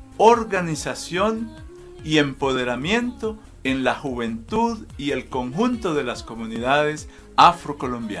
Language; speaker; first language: Spanish; native; Spanish